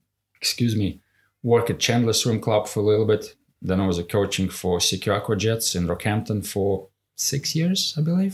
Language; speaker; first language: English; non-native, fluent; Latvian